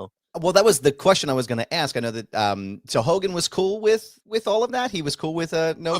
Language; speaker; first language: English; native; English